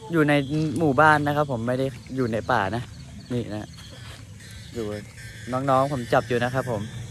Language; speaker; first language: Thai; non-native, local second language; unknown